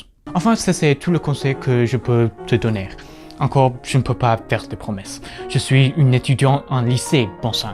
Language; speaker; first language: French; non-native, fluent; English